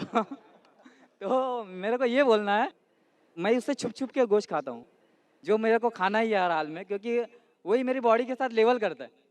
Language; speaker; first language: Hindi; non-native, local second language; Marathi